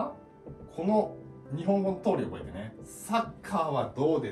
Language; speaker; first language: Japanese; native; Japanese